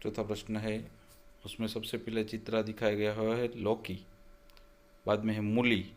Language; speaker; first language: Hindi; non-native, local second language; Gujarati